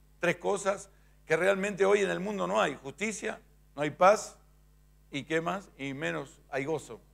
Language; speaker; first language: Spanish; native; Spanish